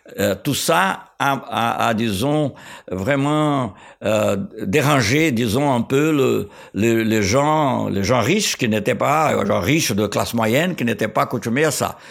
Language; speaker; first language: French; non-native, fluent; Portuguese